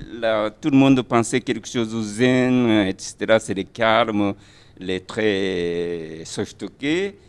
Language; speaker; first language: French; non-native, fluent; Japanese